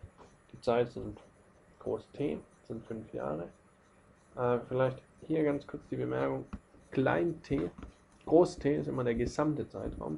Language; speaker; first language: German; native; German